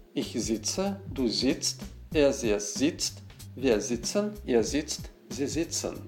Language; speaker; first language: German; non-native, fluent; Russian